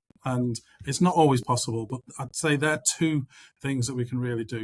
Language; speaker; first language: English; native; English